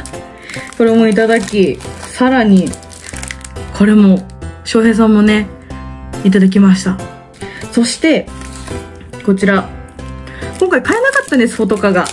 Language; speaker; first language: Japanese; native; Japanese